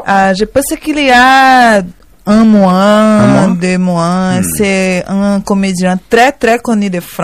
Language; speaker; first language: French; non-native, learner; Portuguese